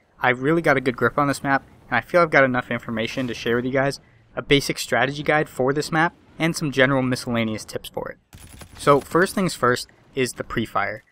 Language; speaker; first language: English; native; English